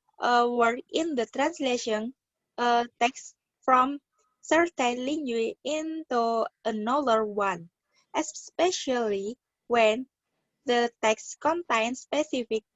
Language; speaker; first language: English; non-native, learner; Indonesian